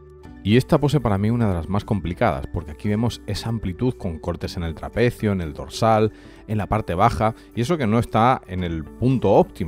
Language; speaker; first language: Spanish; native; Spanish